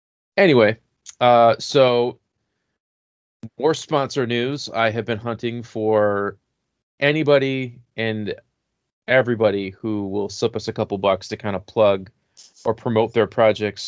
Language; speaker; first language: English; native; English